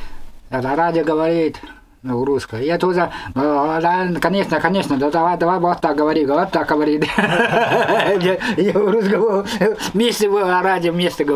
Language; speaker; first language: Russian; non-native, local second language; Yakut